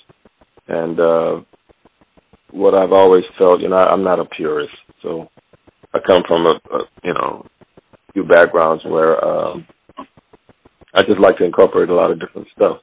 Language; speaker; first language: English; native; English